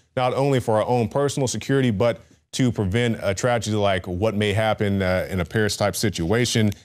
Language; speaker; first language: English; native; English